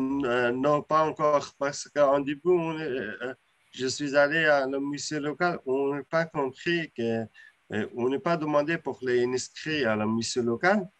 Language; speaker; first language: French; non-native, learner; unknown